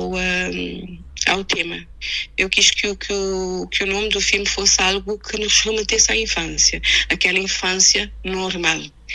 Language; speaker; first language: Portuguese; non-native, local second language; Kabuverdianu